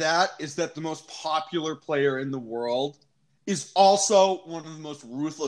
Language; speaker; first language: English; native; English